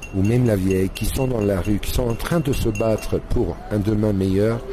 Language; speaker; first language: French; non-native, fluent; Arabic